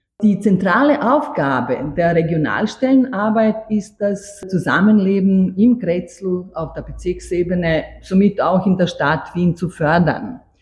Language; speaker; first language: German; non-native, fluent; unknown